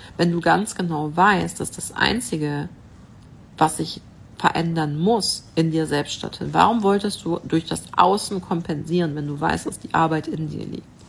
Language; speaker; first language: German; native; German